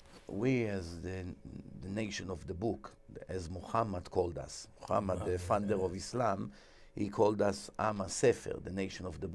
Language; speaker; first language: English; non-native, fluent; Hebrew